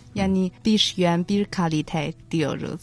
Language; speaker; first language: Turkish; non-native, fluent; Chinese